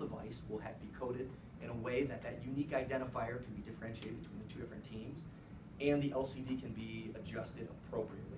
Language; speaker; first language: English; native; English